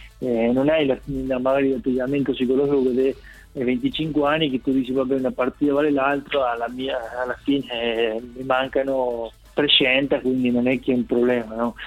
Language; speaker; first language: Italian; non-native, fluent; Spanish